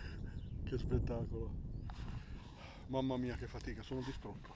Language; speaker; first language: Italian; native; Italian